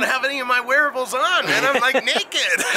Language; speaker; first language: English; native; English